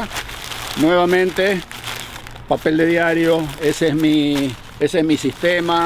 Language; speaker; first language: Spanish; native; Spanish